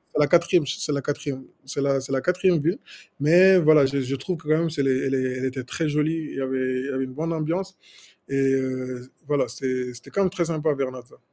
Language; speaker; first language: French; non-native, local second language; Wolof